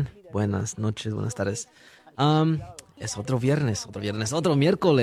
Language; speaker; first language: Spanish; early bilingual, heritage; Spanish